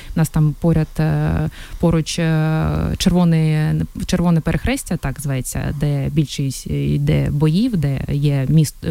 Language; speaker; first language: Ukrainian; non-native, local second language; Russian